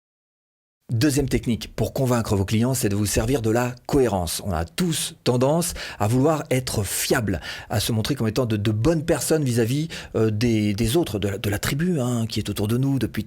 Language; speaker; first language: French; native; French